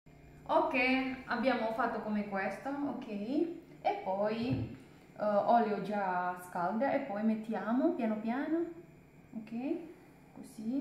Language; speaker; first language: Italian; non-native, learner; Indonesian